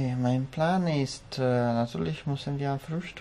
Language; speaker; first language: German; non-native, learner; Italian